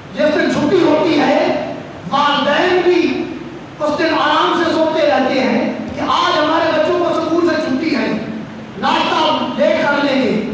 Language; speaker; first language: Urdu; non-native, local second language; Punjabi